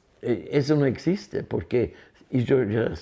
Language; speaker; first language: Spanish; non-native, fluent; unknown